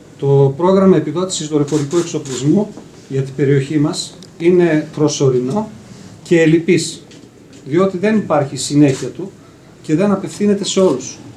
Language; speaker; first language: Greek; non-native, local second language; Bulgarian